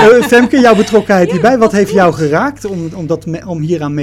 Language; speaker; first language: Dutch; native; Dutch